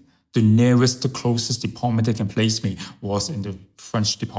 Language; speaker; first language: English; early bilingual, other home language; Chinese